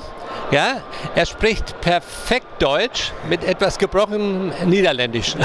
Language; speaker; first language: German; native; German